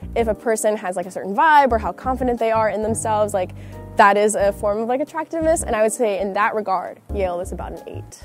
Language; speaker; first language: English; native; English